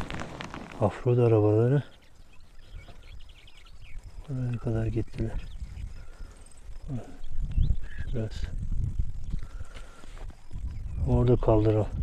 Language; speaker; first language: Turkish; non-native, fluent; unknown